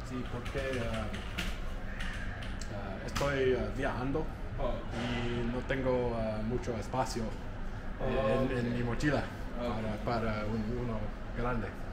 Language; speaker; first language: Spanish; non-native, learner; English